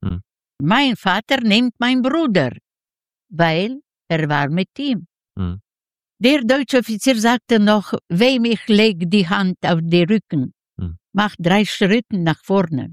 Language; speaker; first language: German; non-native, learner; Yiddish